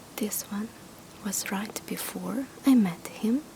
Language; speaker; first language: English; non-native, fluent; Slovenian